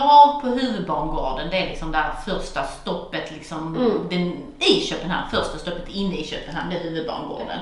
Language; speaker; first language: Swedish; native; Swedish